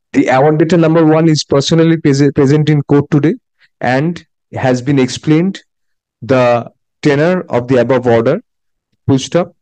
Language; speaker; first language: English; non-native, local second language; Bangla